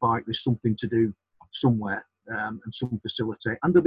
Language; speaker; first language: English; native; English